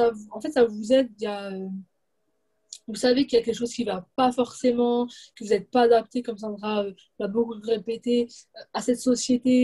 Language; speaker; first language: French; native; French